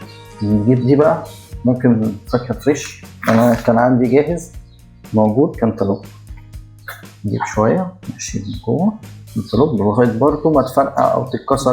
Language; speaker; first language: Arabic; native; Arabic